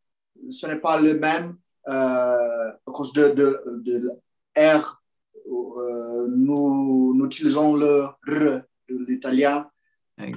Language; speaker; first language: French; non-native, learner; Portuguese